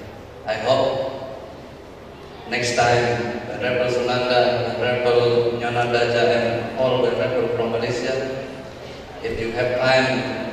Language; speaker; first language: English; non-native, learner; Indonesian